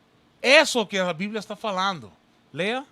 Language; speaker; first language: Portuguese; non-native, learner; Spanish